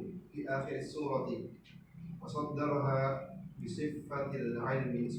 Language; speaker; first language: Arabic; non-native, learner; Indonesian